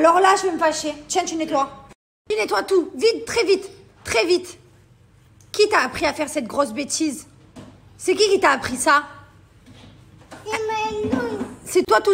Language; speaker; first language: French; native; French